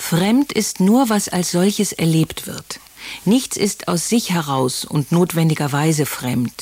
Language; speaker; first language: German; native; German